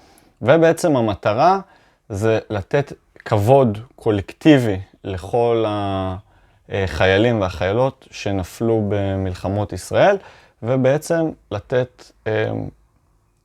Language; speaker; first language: Hebrew; native; Hebrew